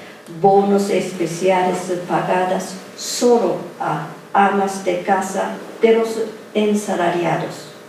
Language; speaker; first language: Spanish; non-native, fluent; Japanese